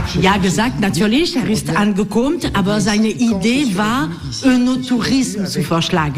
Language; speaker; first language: German; non-native, learner; French